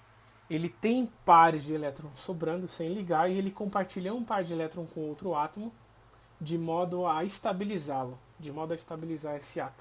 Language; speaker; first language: Portuguese; native; Portuguese